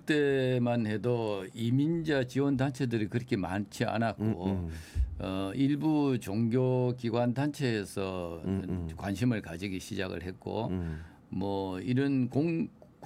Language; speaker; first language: Korean; native; Korean